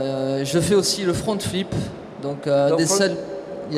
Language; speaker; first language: French; native; French